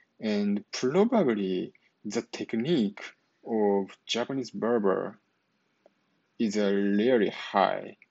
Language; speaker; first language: English; non-native, learner; Japanese